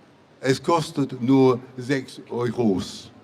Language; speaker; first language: German; non-native, fluent; English